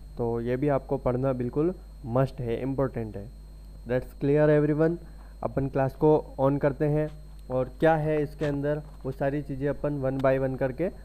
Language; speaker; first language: Hindi; native; Hindi